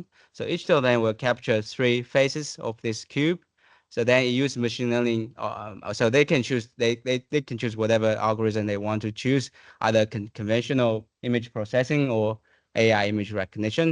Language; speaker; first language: English; non-native, fluent; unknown